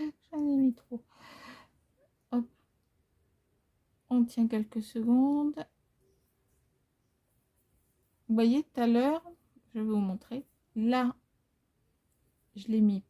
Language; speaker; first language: French; native; French